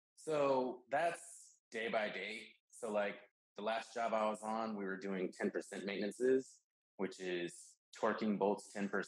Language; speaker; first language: English; native; English